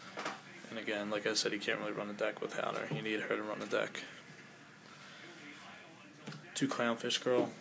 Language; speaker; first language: English; native; English